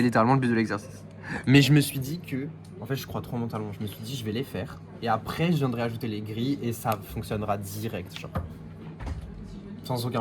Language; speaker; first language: French; native; French